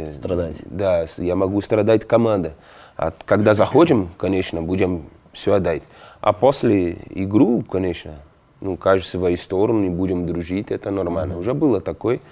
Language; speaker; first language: Russian; non-native, fluent; Portuguese